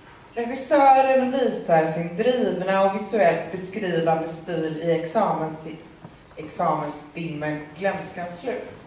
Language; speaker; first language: Swedish; native; Swedish